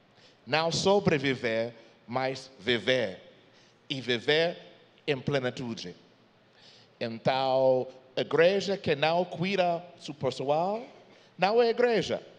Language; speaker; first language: Portuguese; non-native, fluent; English